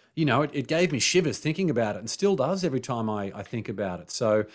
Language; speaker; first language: English; native; English